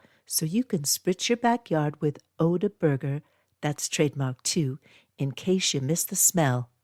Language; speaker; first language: English; native; English